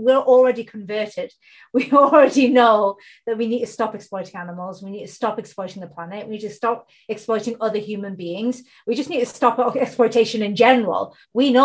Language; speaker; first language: English; native; English